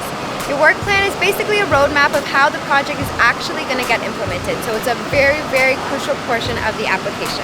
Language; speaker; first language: English; native; English